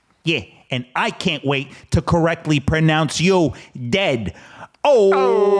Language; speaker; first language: English; native; English